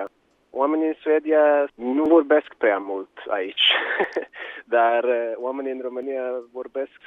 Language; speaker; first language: Romanian; non-native, learner; Swedish